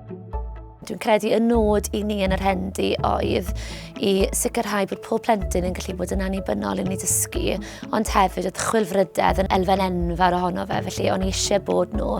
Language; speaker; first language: Welsh; native; Welsh